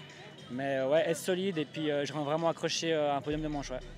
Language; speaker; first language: French; native; French